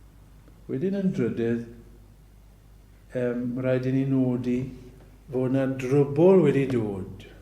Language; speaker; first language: Welsh; native; Welsh